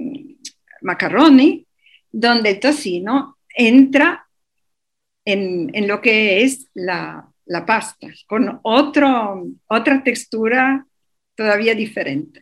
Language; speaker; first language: Spanish; native; Spanish